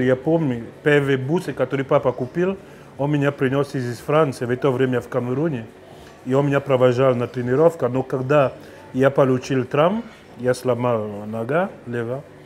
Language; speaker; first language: Russian; non-native, fluent; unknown